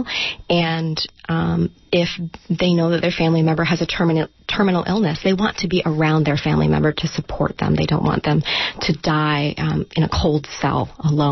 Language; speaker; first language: English; native; English